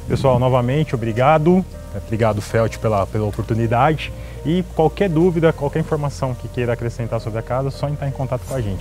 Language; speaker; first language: Portuguese; native; Portuguese